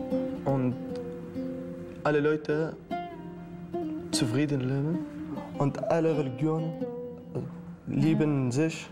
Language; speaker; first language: German; non-native, learner; Arabic